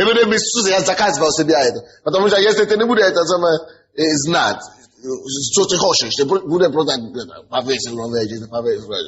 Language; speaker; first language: Russian; non-native, fluent; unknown